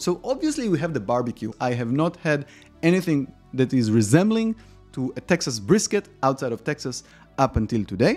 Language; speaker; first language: English; non-native, fluent; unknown